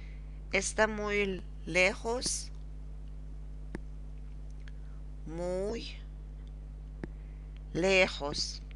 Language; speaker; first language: Spanish; non-native, learner; Persian